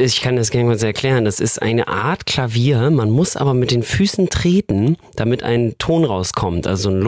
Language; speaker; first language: German; native; German